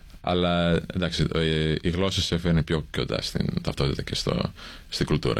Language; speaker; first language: Greek; early bilingual, heritage; English